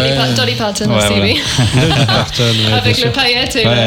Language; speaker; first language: French; non-native, learner; English